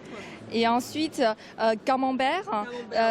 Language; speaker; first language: French; non-native, fluent; Chinese